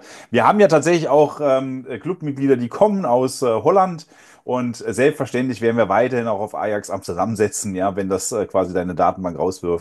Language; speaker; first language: German; native; German